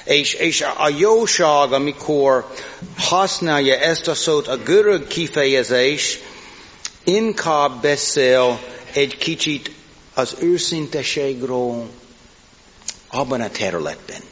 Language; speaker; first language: Hungarian; non-native, fluent; English